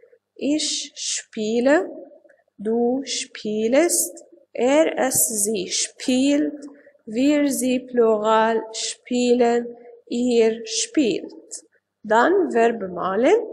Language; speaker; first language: German; non-native, fluent; Arabic